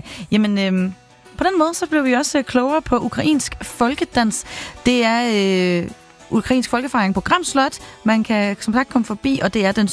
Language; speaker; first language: Danish; native; Danish